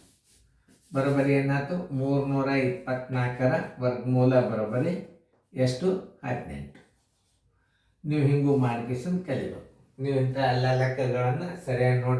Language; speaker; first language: Kannada; native; Kannada